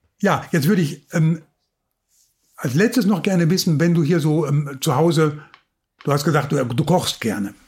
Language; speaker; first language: German; native; German